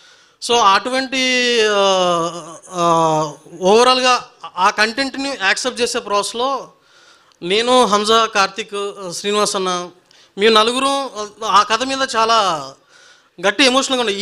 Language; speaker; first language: Telugu; native; Telugu